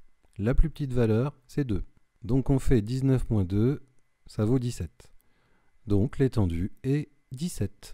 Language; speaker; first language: French; native; French